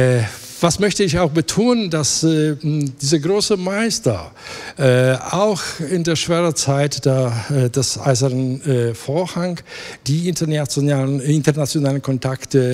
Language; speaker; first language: German; non-native, fluent; Polish